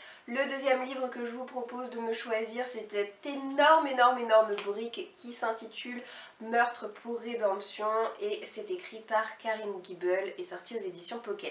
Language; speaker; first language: French; native; French